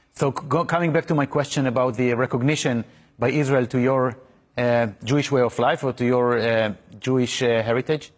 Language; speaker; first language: English; non-native, fluent; Hebrew